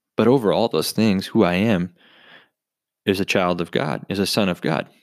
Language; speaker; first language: English; native; English